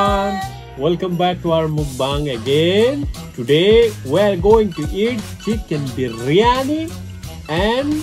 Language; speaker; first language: English; non-native, local second language; Hindi